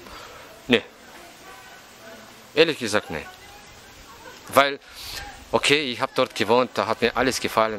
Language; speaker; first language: German; non-native, fluent; Russian